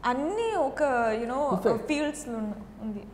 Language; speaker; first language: Telugu; non-native, learner; Kannada